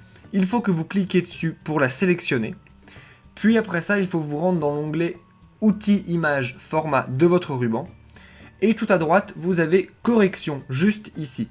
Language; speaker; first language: French; native; French